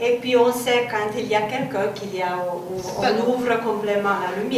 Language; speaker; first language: French; non-native, learner; Italian